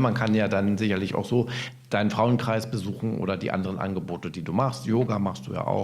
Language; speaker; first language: German; native; German